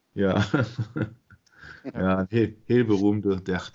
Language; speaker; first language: Dutch; non-native, learner; German